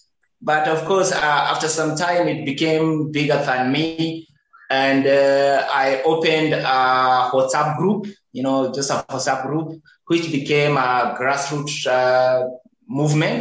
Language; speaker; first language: English; non-native, local second language; Kikuyu